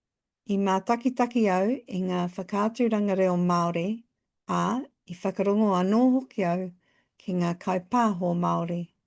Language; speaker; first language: Māori; non-native, local second language; English